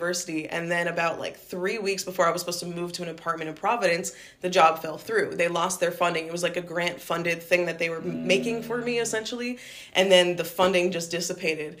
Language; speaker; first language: English; native; English